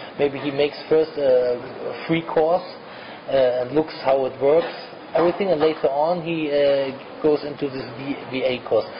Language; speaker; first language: English; non-native, fluent; German